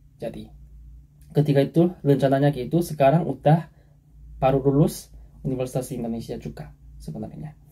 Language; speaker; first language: Indonesian; non-native, fluent; Korean